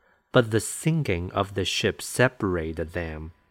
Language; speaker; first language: English; non-native, fluent; Chinese